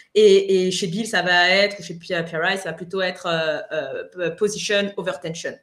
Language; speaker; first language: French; non-native, fluent; Spanish